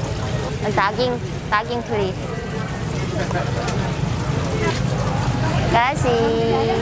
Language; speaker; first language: Indonesian; non-native, learner; Korean